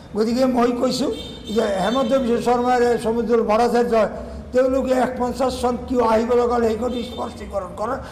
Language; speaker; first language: Assamese; non-native, local second language; Bangla